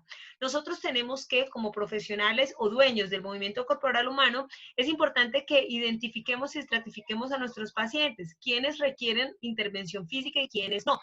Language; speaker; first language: Spanish; native; Spanish